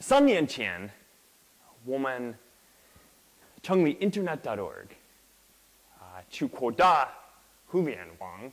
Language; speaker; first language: Chinese; non-native, learner; English